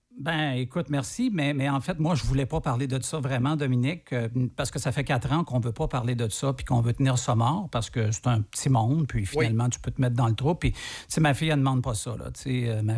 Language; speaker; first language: French; native; French